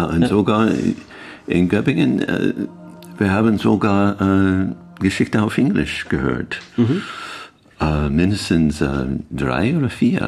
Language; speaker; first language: German; non-native, learner; English